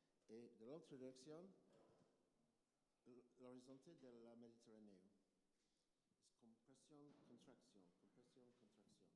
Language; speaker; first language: Spanish; non-native, learner; English